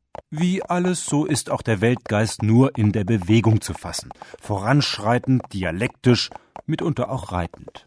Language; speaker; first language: German; native; German